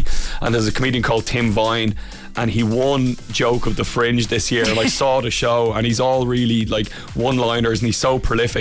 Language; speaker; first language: English; native; English